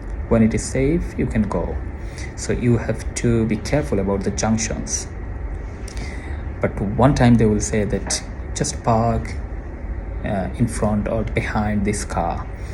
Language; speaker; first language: English; non-native, local second language; Sylheti